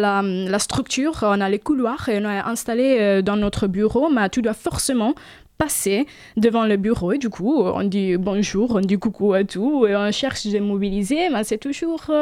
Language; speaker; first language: French; non-native, fluent; Italian